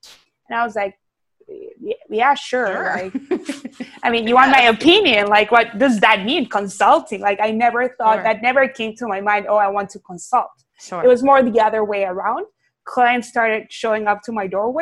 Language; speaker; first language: English; non-native, fluent; Spanish